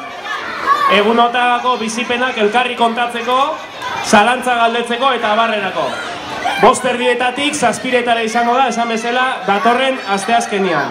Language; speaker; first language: Basque; native; Basque